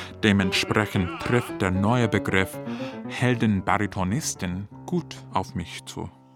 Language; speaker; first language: German; non-native, fluent; English